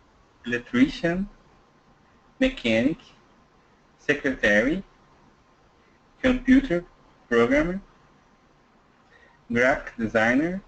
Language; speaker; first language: English; non-native, learner; Portuguese